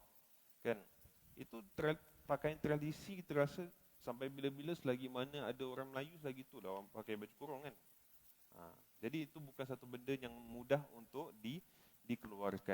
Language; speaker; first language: Malay; native; Malay